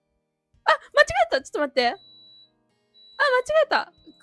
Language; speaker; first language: Japanese; native; Japanese